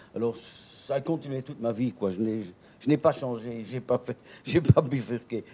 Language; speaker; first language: French; native; French